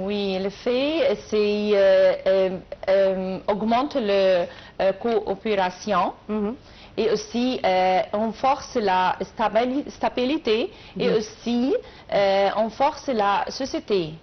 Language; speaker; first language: French; non-native, learner; Arabic